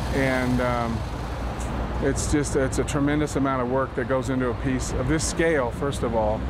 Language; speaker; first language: English; native; English